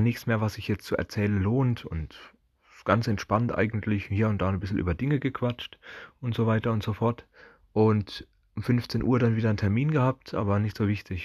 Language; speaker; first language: German; native; German